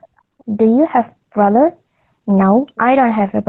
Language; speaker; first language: English; non-native, learner; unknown